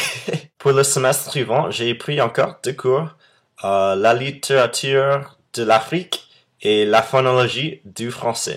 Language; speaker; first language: French; non-native, fluent; English